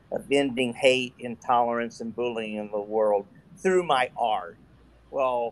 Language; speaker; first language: English; native; English